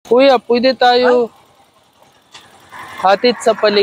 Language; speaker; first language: Filipino; non-native, learner; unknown